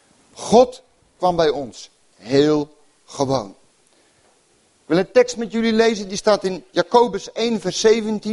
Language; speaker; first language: Dutch; native; Dutch